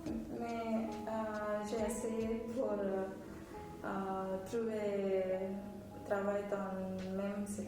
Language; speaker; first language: French; non-native, learner; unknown